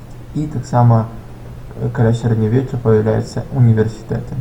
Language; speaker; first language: Belarusian; non-native, local second language; Russian